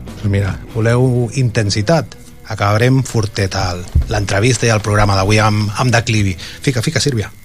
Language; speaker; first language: Catalan; non-native, local second language; Spanish